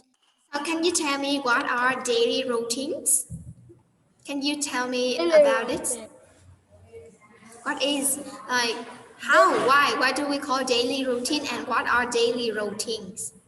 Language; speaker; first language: English; non-native, fluent; Vietnamese